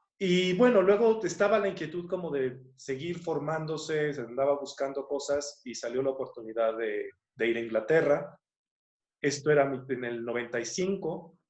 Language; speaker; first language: Spanish; native; Spanish